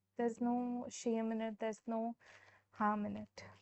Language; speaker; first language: English; non-native, local second language; Hindi